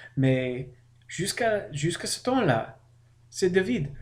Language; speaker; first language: French; non-native, learner; English